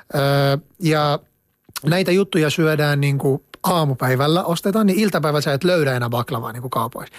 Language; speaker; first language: Finnish; non-native, fluent; Arabic